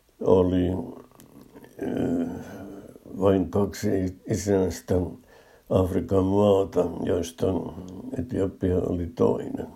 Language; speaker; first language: Finnish; native; Finnish